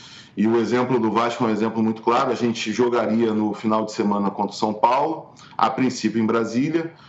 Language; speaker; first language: Portuguese; native; Portuguese